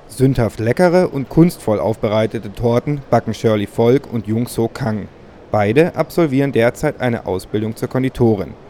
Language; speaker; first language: German; native; German